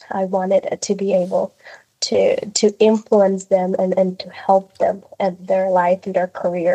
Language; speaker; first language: English; non-native, fluent; Spanish